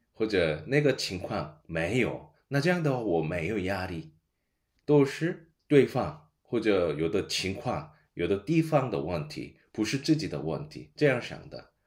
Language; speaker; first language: Chinese; non-native, fluent; Korean